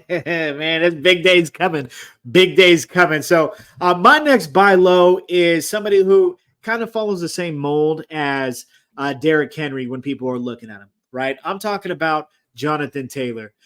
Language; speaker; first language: English; native; English